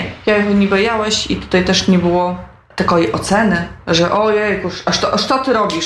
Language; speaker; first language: Polish; non-native, local second language; Ukrainian